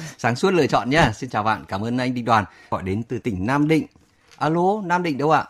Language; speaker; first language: Vietnamese; native; Vietnamese